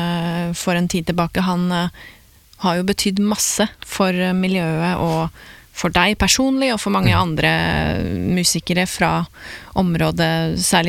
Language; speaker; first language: Norwegian; native; Norwegian